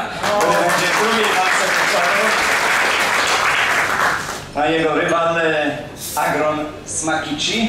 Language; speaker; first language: Polish; native; Polish